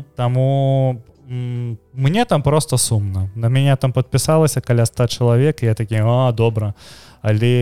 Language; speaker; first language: Belarusian; non-native, local second language; Russian